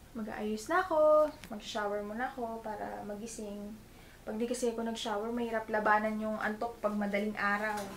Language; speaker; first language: Filipino; native; Filipino